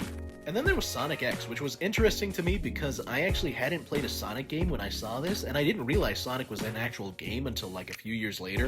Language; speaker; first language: English; native; English